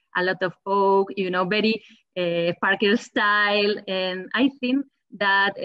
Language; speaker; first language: English; non-native, fluent; Spanish